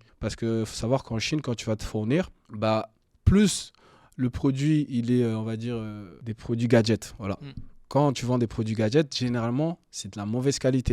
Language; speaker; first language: French; native; French